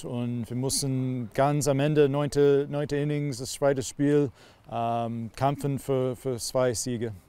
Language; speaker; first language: German; non-native, learner; English